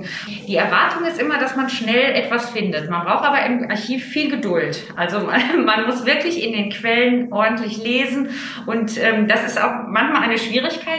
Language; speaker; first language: German; native; German